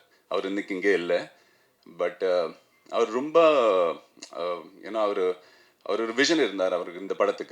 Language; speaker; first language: Tamil; non-native, fluent; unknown